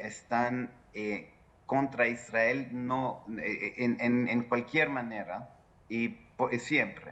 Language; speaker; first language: Spanish; non-native, fluent; Hebrew